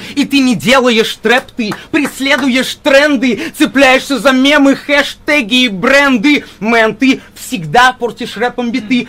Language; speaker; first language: Russian; early bilingual, heritage; Russian